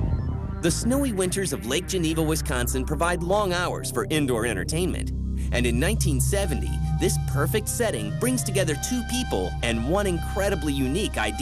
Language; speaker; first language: English; native; English